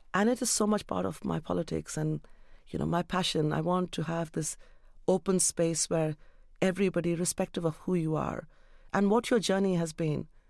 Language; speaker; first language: English; non-native, local second language; Urdu